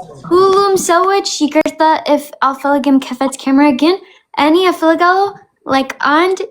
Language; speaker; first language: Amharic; non-native, learner; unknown